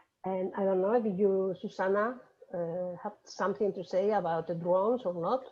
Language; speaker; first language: English; non-native, fluent; Spanish